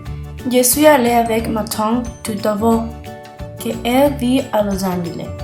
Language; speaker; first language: French; non-native, learner; Spanish